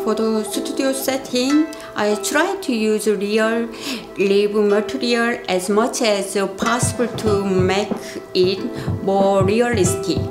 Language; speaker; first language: English; non-native, learner; Korean